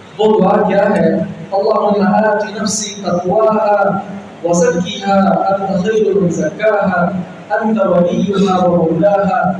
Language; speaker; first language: Urdu; non-native, local second language; Punjabi